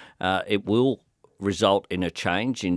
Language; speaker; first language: English; native; English